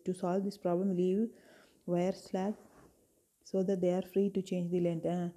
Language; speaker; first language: English; non-native, local second language; Tamil